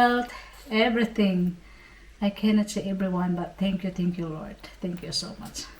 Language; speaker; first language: English; non-native, learner; Cebuano